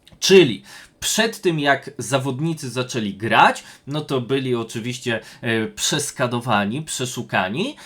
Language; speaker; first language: Polish; native; Polish